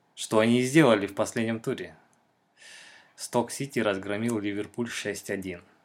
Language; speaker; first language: Russian; non-native, local second language; Kyrgyz